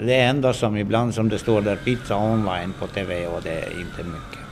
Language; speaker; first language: Swedish; non-native, fluent; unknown